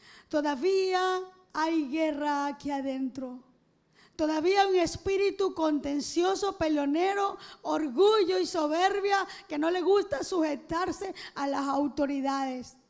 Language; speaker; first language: Spanish; native; Spanish